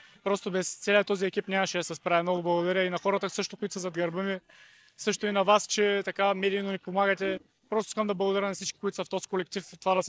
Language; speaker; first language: Bulgarian; native; Bulgarian